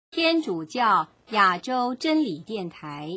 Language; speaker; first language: Chinese; native; Chinese